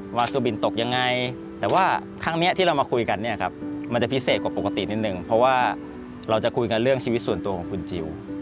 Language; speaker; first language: Thai; native; Thai